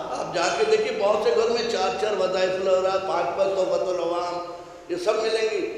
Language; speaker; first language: Urdu; native; Urdu